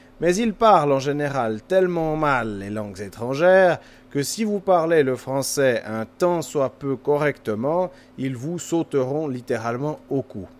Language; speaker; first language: French; native; French